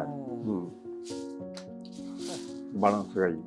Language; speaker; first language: Japanese; native; Japanese